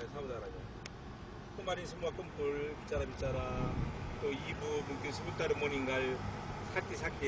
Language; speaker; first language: Indonesian; non-native, learner; Korean